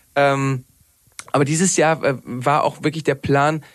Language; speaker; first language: German; non-native, fluent; Spanish